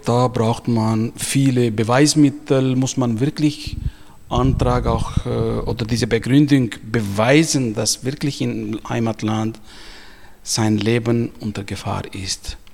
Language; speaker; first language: German; non-native, fluent; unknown